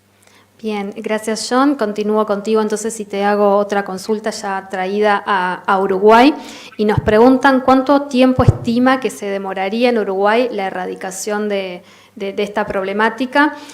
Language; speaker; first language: Spanish; native; Spanish